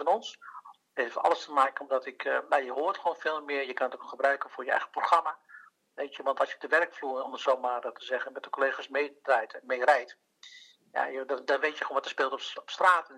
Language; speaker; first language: Dutch; early bilingual, other home language; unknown